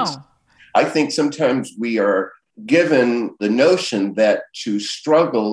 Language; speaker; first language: English; native; English